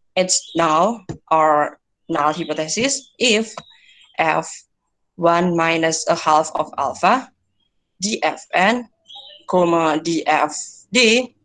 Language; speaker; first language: English; non-native, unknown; Indonesian